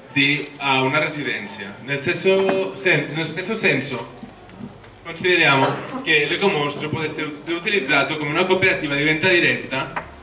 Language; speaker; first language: Italian; non-native, fluent; Spanish